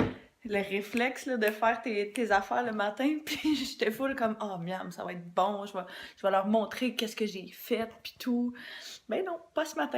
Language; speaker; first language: French; native; French